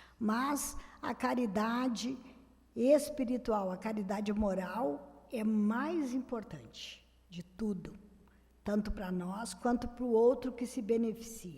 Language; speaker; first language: Portuguese; native; Portuguese